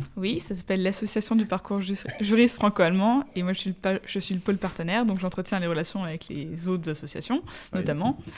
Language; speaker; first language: French; native; French